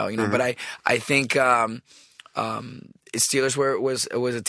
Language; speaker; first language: English; non-native, fluent; Spanish